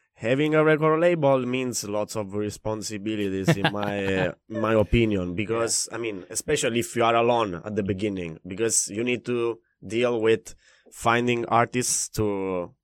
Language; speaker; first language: English; non-native, fluent; Italian